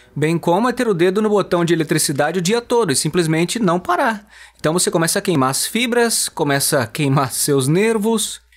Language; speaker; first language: Portuguese; non-native, fluent; Hebrew